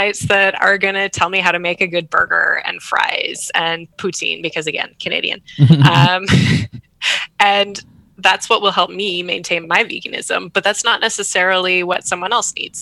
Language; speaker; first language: English; native; English